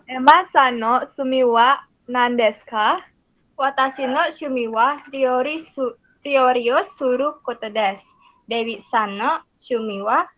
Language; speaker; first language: Japanese; non-native, learner; Indonesian